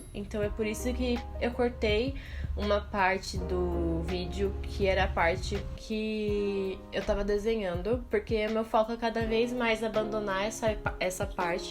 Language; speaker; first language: Portuguese; native; Portuguese